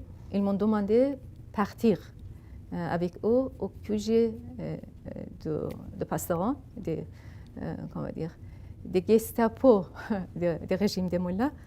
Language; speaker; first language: French; non-native, fluent; Persian